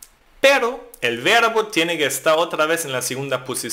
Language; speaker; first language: Spanish; non-native, fluent; German